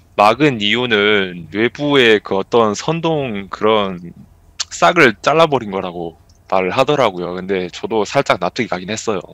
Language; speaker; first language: Korean; early bilingual, heritage; Korean